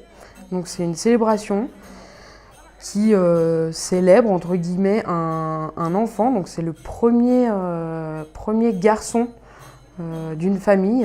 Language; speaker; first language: French; native; French